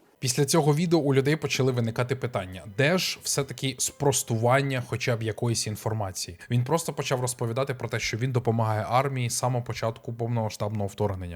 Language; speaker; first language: Ukrainian; native; Ukrainian